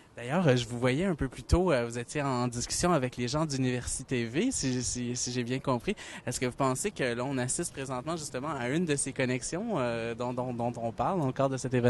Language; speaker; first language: French; native; French